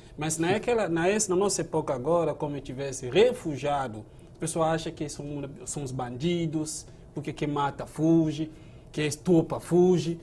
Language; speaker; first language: Portuguese; non-native, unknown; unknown